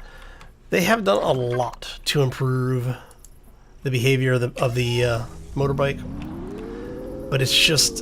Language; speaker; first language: English; native; English